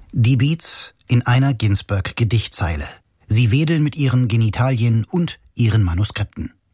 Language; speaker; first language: German; native; German